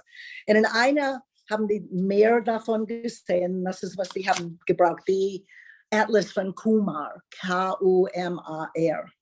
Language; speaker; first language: German; non-native, learner; English